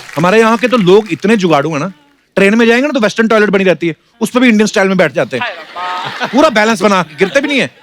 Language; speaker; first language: Hindi; non-native, local second language; Punjabi